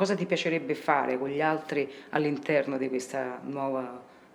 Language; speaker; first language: Italian; native; Italian